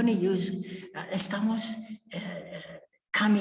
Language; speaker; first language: Spanish; non-native, fluent; English